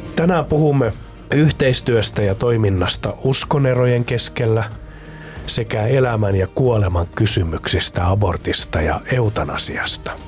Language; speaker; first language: Finnish; native; Finnish